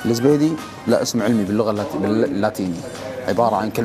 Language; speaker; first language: Arabic; native; Arabic